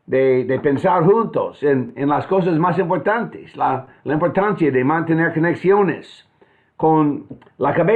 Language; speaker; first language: Spanish; non-native, fluent; English